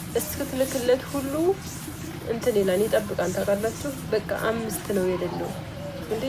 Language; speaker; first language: Amharic; native; Amharic